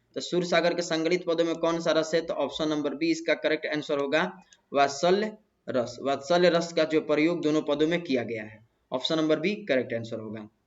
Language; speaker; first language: Hindi; native; Hindi